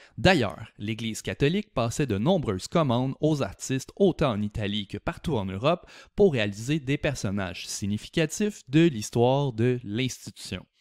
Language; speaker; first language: French; native; French